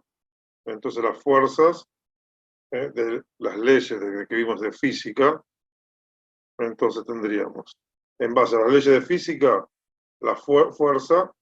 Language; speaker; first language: Spanish; native; Spanish